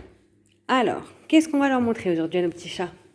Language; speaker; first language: French; native; French